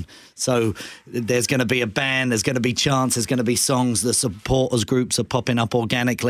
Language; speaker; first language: English; native; English